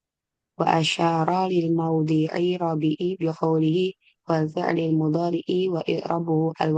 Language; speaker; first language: Arabic; non-native, learner; Indonesian